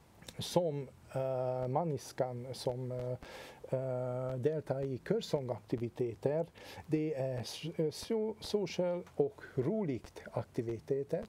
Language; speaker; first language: Swedish; non-native, fluent; Hungarian